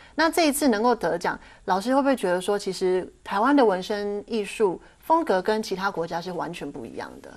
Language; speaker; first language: Chinese; native; Chinese